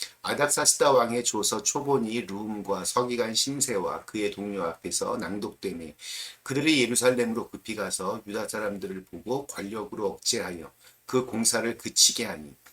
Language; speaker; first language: Korean; native; Korean